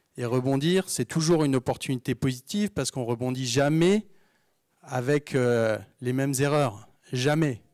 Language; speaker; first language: French; native; French